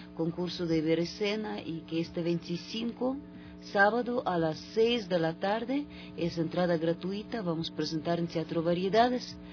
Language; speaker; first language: Spanish; non-native, fluent; Russian